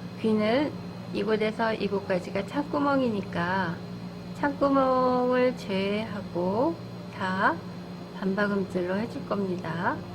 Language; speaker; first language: Korean; native; Korean